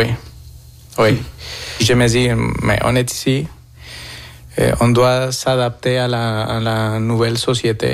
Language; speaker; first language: French; non-native, fluent; Spanish